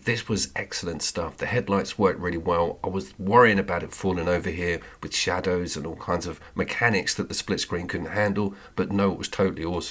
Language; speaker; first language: English; native; English